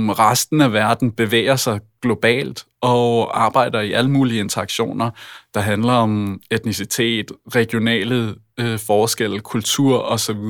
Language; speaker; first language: Danish; native; Danish